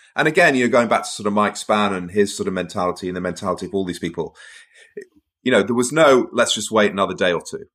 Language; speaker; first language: English; native; English